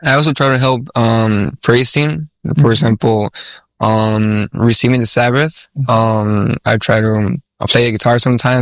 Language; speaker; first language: English; non-native, fluent; Spanish